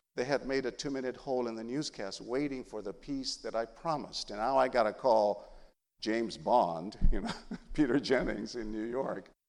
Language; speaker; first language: English; early bilingual, other home language; Spanish